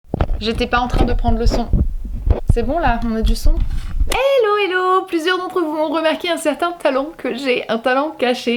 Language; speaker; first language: French; native; French